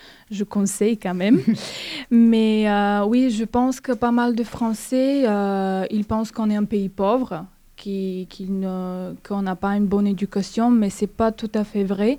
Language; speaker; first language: French; non-native, fluent; Bulgarian